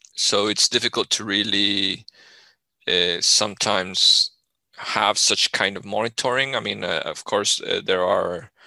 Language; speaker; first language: English; non-native, fluent; Spanish